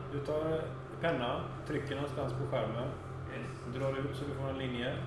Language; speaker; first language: Swedish; native; Swedish